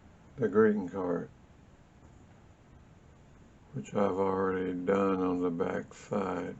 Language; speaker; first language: English; native; English